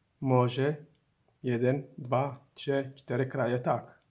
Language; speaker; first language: Polish; non-native, learner; Somali